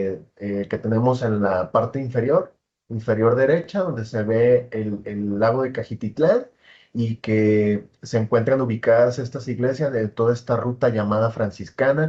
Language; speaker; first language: Spanish; native; Spanish